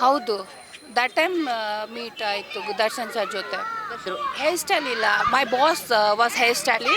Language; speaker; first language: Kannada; non-native, learner; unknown